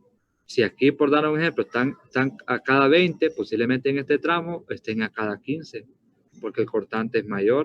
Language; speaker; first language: Spanish; native; Spanish